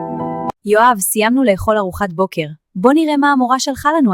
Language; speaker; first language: Hebrew; native; Hebrew